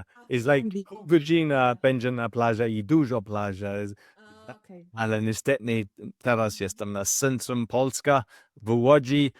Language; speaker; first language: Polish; non-native, learner; English